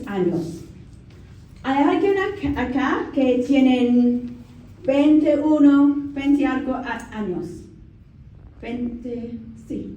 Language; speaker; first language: Spanish; non-native, learner; English